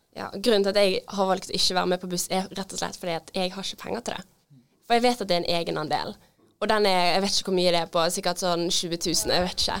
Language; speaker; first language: Norwegian; native; Norwegian